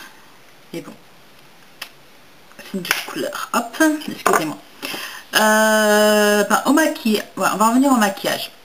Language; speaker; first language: French; native; French